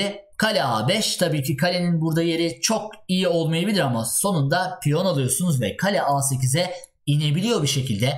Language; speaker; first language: Turkish; native; Turkish